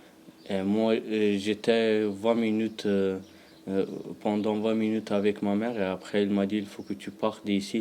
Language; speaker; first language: French; non-native, learner; Pashto